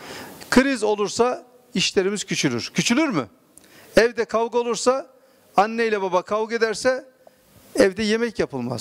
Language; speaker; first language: Turkish; native; Turkish